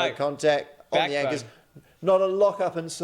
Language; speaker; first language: English; native; English